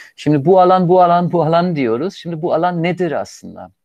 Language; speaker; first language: Turkish; non-native, fluent; German